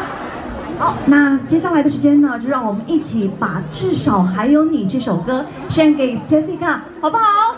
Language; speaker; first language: Chinese; native; Chinese